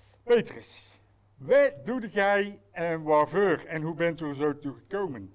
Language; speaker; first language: Dutch; native; Dutch